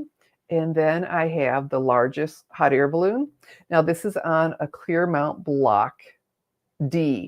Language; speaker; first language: English; native; English